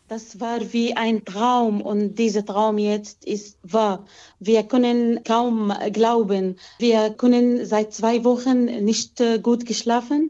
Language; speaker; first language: German; non-native, learner; Arabic